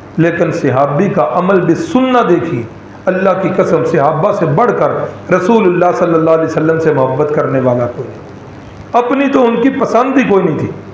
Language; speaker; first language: Urdu; non-native, local second language; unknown